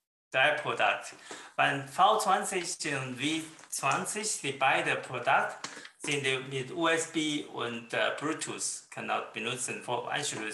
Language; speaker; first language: German; non-native, learner; Chinese